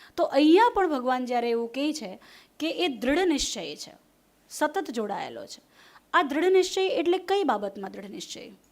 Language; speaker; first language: Gujarati; non-native, local second language; Hindi